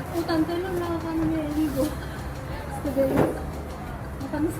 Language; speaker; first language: Greek; non-native, learner; Filipino